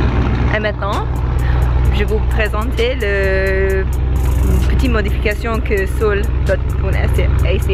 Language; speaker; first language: French; non-native, learner; English